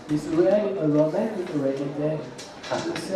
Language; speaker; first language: English; non-native, learner; Chinese